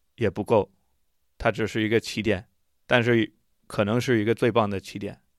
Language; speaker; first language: Chinese; non-native, fluent; English